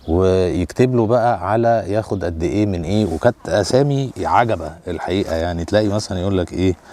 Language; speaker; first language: Arabic; native; Arabic